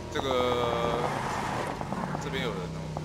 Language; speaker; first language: Chinese; native; Chinese